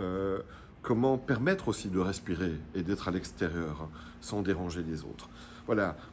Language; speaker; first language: French; native; French